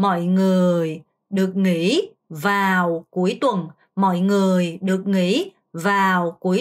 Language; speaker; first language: Vietnamese; non-native, fluent; Korean